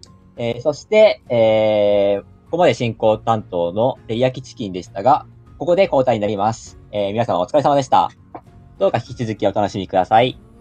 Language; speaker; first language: Japanese; native; Japanese